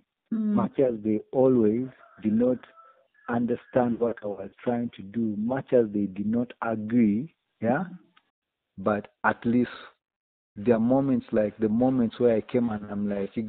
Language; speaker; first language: English; non-native, local second language; Ganda